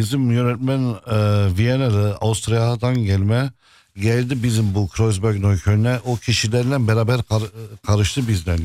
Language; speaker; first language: Turkish; non-native, fluent; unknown